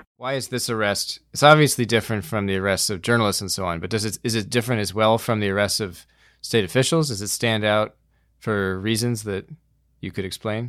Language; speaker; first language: English; native; English